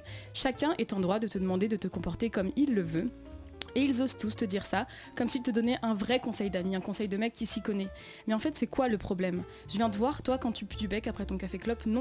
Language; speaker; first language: French; native; French